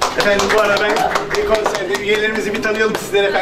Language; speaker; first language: Turkish; native; Turkish